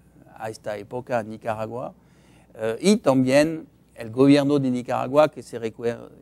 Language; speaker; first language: Spanish; non-native, fluent; French